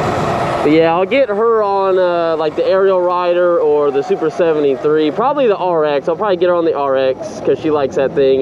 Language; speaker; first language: English; native; English